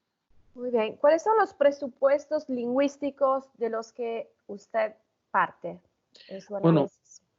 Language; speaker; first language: Spanish; non-native, fluent; Italian